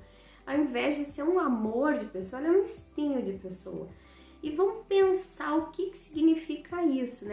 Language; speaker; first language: Portuguese; native; Portuguese